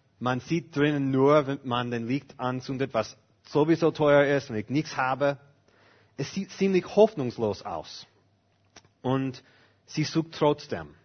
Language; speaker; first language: German; non-native, fluent; English